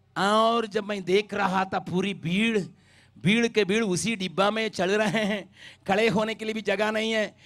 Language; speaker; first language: Hindi; non-native, local second language; Tamil